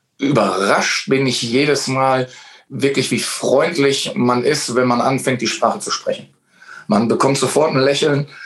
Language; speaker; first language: German; native; German